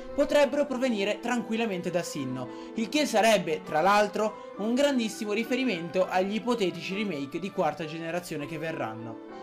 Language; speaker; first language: Italian; native; Italian